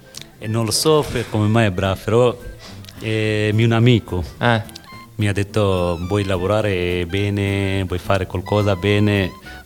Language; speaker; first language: Italian; non-native, learner; Bangla